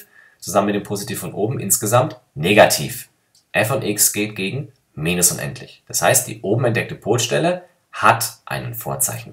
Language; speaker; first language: German; native; German